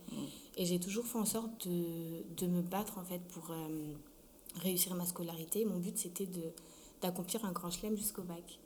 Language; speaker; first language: French; early bilingual, other home language; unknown